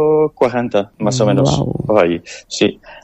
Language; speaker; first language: Spanish; non-native, fluent; French